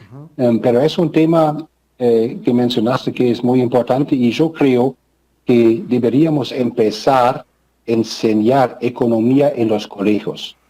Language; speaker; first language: Spanish; non-native, fluent; German